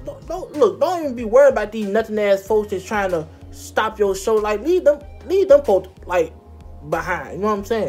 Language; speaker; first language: English; native; English